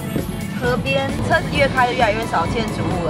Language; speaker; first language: Chinese; native; Chinese